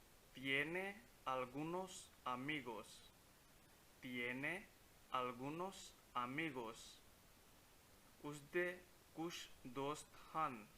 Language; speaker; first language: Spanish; non-native, fluent; Punjabi